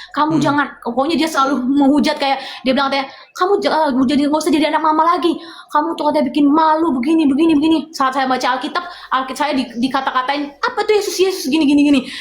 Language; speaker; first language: Indonesian; native; Indonesian